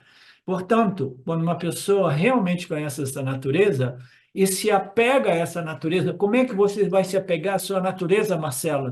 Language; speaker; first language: Portuguese; native; Portuguese